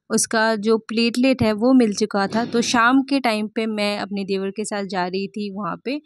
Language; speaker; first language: Hindi; non-native, local second language; Bangla